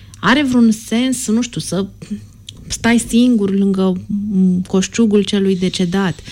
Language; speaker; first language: Romanian; native; Romanian